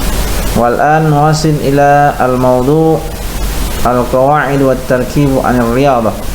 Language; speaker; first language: Arabic; non-native, fluent; Indonesian